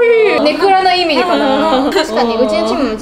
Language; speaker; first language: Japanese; non-native, learner; Chinese